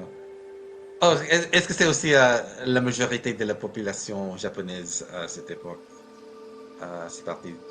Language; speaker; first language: French; non-native, learner; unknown